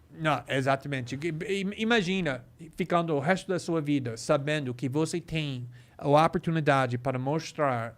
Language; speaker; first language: Portuguese; non-native, fluent; English